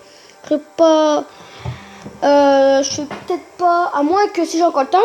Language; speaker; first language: French; native; French